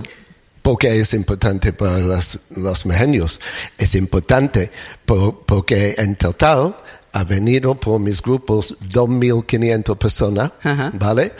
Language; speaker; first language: Spanish; non-native, learner; English